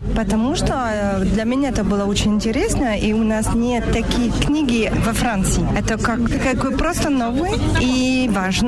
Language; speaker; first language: Russian; non-native, fluent; French